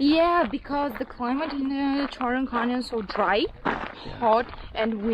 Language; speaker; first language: English; non-native, learner; Kazakh